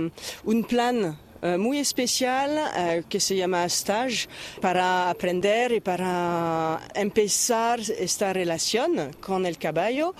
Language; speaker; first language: Spanish; non-native, learner; French